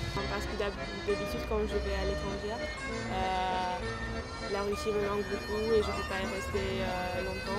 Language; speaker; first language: French; non-native, fluent; Russian